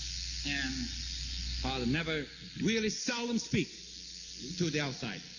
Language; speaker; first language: English; non-native, fluent; Korean